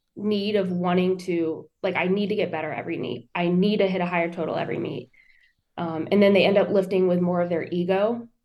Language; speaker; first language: English; native; English